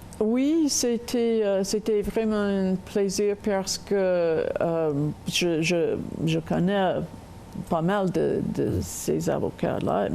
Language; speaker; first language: French; non-native, local second language; English